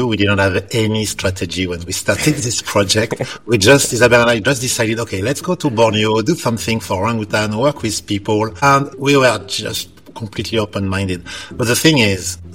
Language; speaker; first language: English; non-native, fluent; French